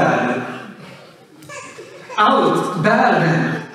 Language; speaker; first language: Swedish; non-native, fluent; Swahili